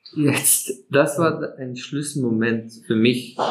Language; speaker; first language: German; non-native, fluent; Slovenian